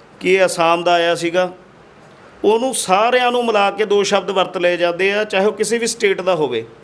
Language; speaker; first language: Punjabi; non-native, local second language; Hindi